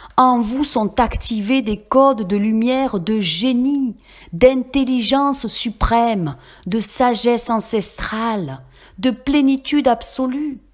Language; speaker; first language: French; native; French